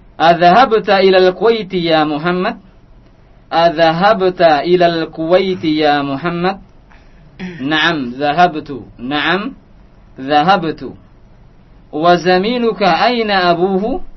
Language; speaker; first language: Arabic; non-native, fluent; Indonesian